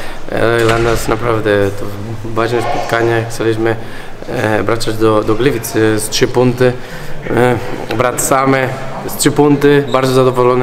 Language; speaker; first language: Polish; non-native, learner; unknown